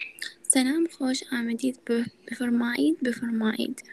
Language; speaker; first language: Persian; non-native, learner; Arabic